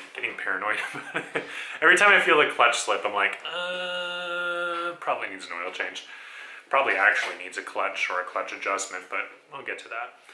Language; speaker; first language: English; native; English